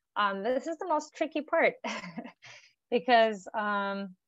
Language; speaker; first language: English; non-native, fluent; Turkish